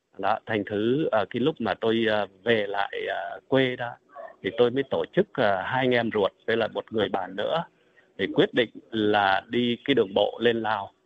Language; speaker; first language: Vietnamese; native; Vietnamese